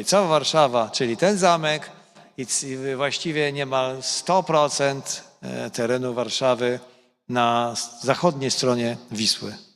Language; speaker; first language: Polish; native; Polish